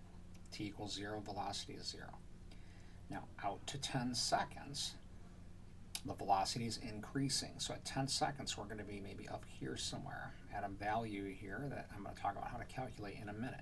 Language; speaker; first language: English; native; English